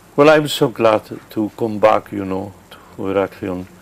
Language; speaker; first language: English; non-native, fluent; Spanish